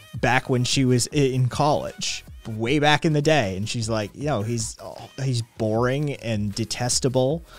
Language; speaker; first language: English; native; English